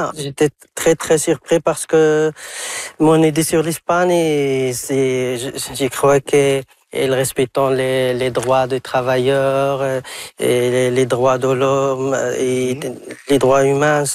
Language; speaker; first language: French; non-native, local second language; Arabic